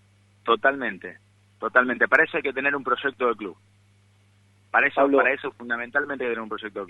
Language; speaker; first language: Spanish; native; Spanish